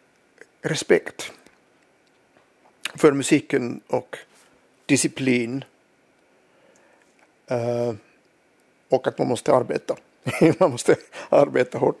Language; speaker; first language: Swedish; non-native, local second language; Finnish